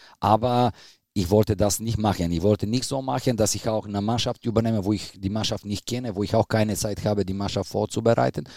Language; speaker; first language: German; non-native, fluent; Bulgarian